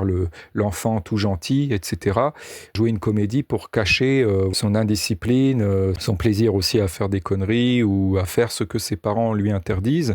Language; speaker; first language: French; native; French